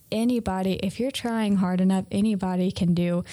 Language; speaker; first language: English; native; English